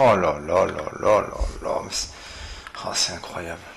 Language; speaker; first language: French; native; French